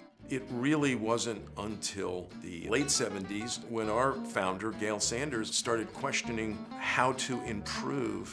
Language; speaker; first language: English; native; English